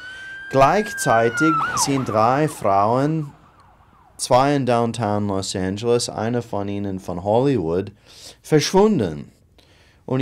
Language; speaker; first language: German; non-native, fluent; English